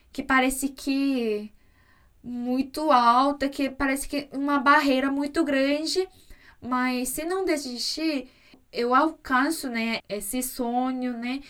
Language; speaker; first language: Portuguese; non-native, fluent; Korean